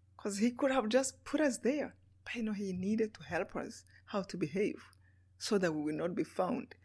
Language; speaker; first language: English; non-native, local second language; Kinyarwanda